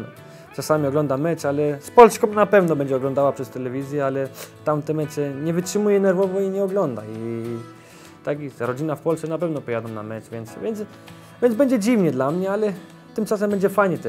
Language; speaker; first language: Polish; early bilingual, heritage; Polish